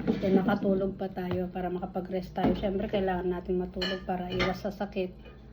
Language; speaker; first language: Filipino; non-native, local second language; Iloko